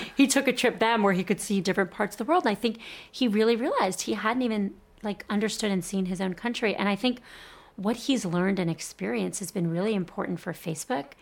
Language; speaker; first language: English; native; English